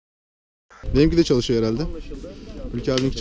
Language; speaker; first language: Turkish; native; Turkish